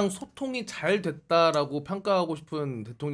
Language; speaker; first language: Korean; native; Korean